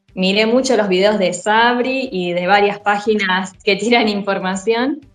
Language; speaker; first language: Spanish; native; Spanish